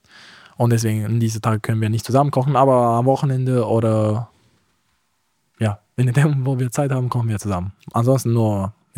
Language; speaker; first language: German; non-native, fluent; Romanian